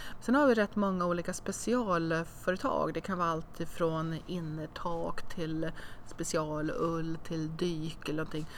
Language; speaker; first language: Swedish; native; Swedish